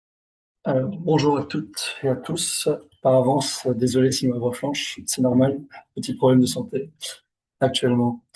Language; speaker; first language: French; native; French